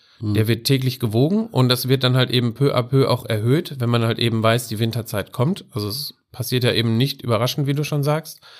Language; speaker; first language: German; native; German